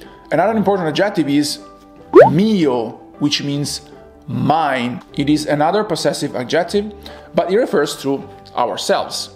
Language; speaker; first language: English; non-native, fluent; Italian